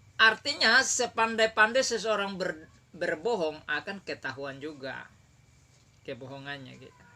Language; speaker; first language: Indonesian; native; Indonesian